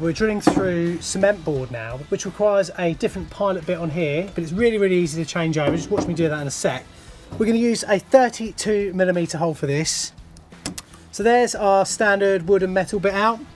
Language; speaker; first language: English; native; English